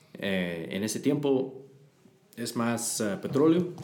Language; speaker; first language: Spanish; non-native, learner; English